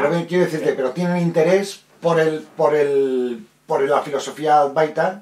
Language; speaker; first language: Spanish; native; Spanish